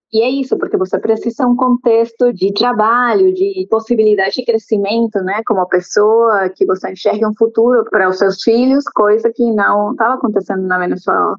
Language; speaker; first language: Portuguese; non-native, fluent; Spanish